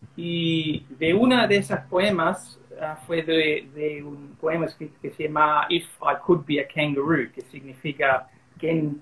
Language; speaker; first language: Spanish; early bilingual, heritage; Spanish